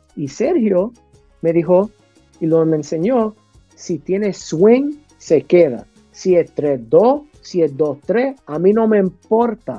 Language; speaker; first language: Spanish; early bilingual, heritage; Spanish